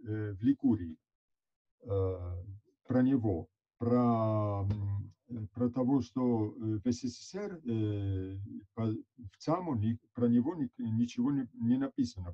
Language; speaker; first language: Russian; non-native, fluent; Italian